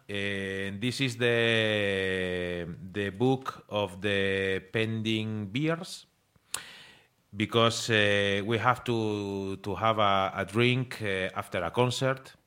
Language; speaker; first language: English; non-native, learner; Spanish